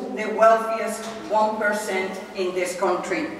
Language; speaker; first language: English; non-native, fluent; Spanish